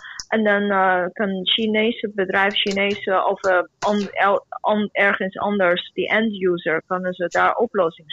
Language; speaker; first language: Dutch; non-native, fluent; Chinese